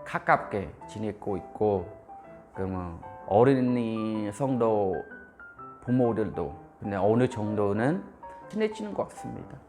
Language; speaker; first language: Korean; non-native, fluent; Khmer